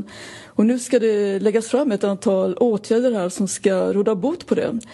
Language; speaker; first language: Swedish; native; Swedish